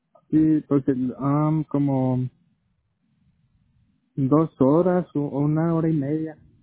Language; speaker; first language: Spanish; native; Spanish